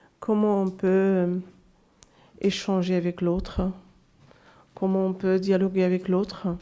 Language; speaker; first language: French; non-native, local second language; Arabic